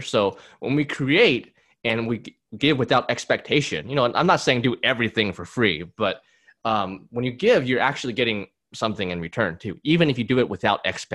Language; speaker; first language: English; native; English